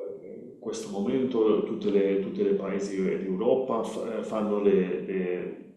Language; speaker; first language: Italian; non-native, learner; Spanish